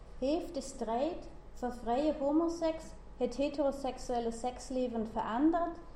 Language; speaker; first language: Dutch; non-native, learner; German